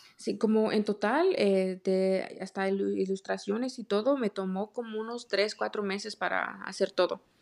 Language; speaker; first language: Spanish; native; Spanish